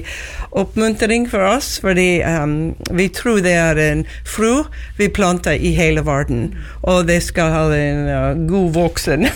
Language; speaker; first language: Norwegian; non-native, learner; English